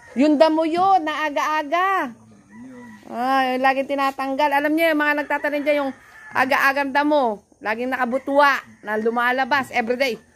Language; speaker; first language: Filipino; non-native, local second language; Pampanga